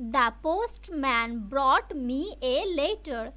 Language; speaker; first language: English; non-native, local second language; Bangla